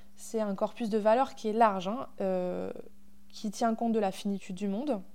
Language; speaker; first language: French; native; French